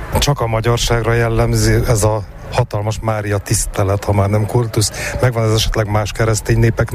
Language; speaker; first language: Hungarian; native; Hungarian